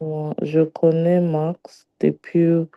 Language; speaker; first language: French; non-native, learner; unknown